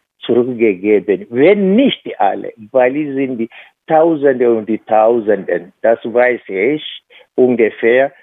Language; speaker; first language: German; non-native, fluent; Swahili